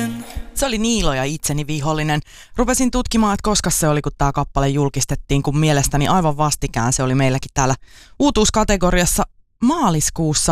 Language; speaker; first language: Finnish; native; Finnish